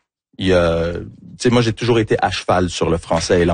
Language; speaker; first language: French; early bilingual, heritage; French